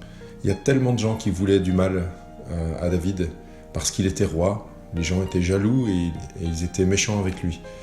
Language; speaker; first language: French; native; French